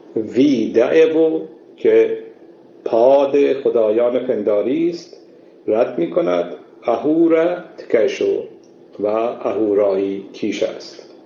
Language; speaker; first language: Persian; native; Persian